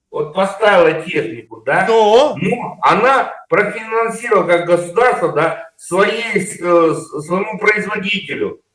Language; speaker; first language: Russian; native; Russian